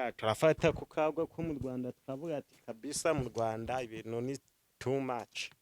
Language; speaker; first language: Kinyarwanda; early bilingual, other home language; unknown